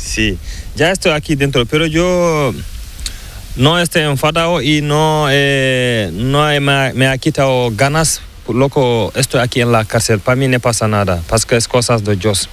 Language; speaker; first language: Spanish; non-native, learner; Fula